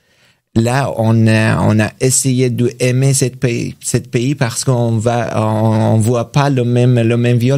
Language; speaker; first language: French; non-native, learner; Persian